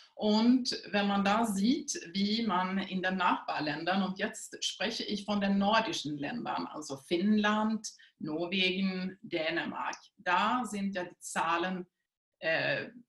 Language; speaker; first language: German; non-native, fluent; Swedish